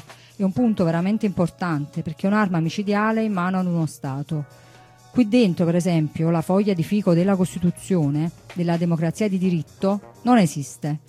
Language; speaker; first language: Italian; native; Italian